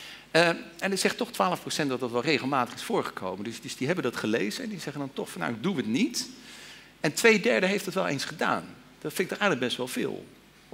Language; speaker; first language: Dutch; native; Dutch